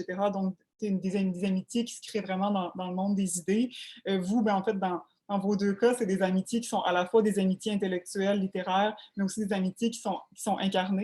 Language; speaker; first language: French; native; French